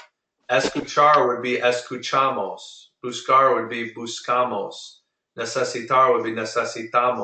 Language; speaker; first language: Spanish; non-native, fluent; English